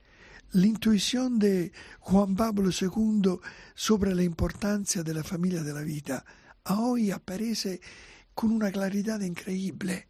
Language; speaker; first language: Spanish; non-native, fluent; Italian